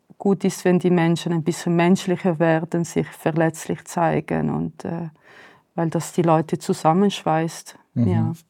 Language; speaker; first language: German; non-native, local second language; Italian